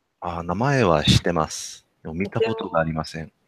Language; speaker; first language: Japanese; non-native, learner; English